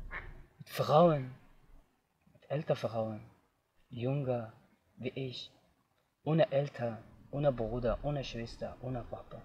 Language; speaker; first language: German; non-native, learner; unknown